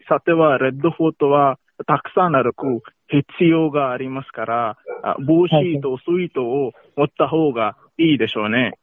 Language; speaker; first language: Japanese; non-native, learner; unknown